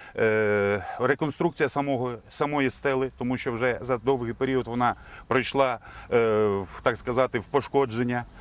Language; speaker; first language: Ukrainian; native; Ukrainian